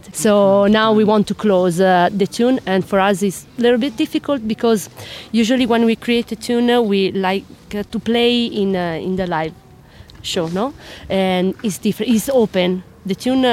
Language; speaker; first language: English; non-native, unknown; Italian